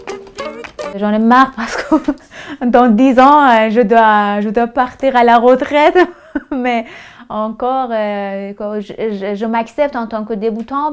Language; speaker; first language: French; non-native, fluent; Persian